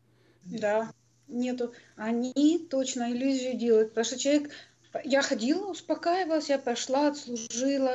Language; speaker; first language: Russian; native; Russian